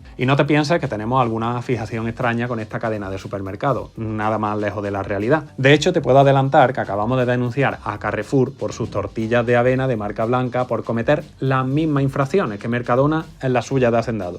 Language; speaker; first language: Spanish; native; Spanish